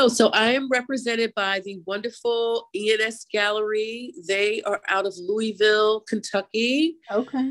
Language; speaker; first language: English; native; English